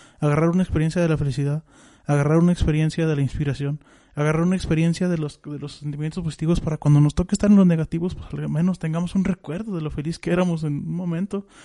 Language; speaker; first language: Spanish; native; Spanish